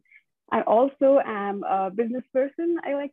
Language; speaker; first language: English; non-native, local second language; Nepali